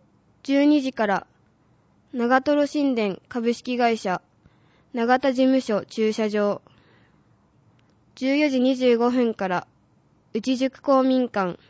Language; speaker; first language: Japanese; native; Japanese